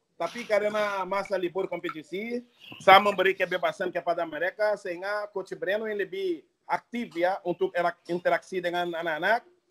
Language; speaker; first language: Indonesian; non-native, fluent; Portuguese